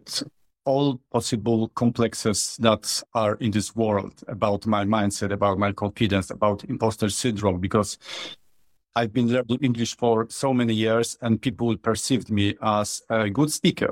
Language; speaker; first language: English; non-native, fluent; Polish